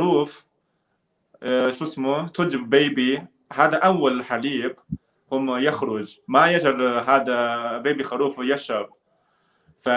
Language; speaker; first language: Arabic; non-native, learner; Chinese